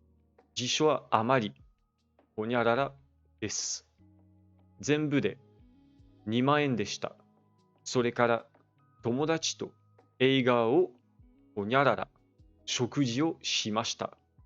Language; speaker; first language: Japanese; non-native, fluent; French